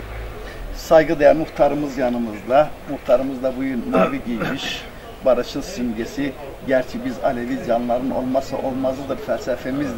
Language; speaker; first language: Turkish; native; Turkish